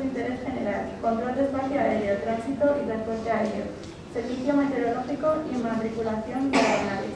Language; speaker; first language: Spanish; native; Spanish